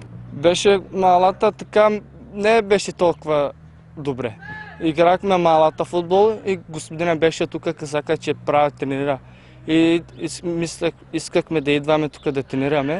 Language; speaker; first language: Bulgarian; non-native, local second language; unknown